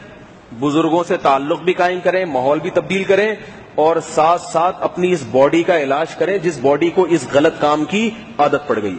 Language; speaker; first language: Urdu; native; Urdu